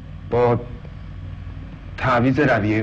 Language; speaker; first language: Persian; non-native, fluent; Polish